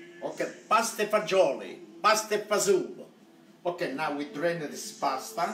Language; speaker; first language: English; non-native, local second language; Italian